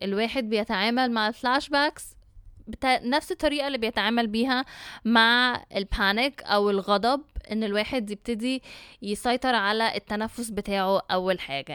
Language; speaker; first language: Arabic; early bilingual, heritage; Arabic